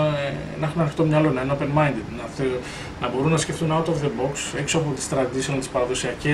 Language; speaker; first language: Greek; native; Greek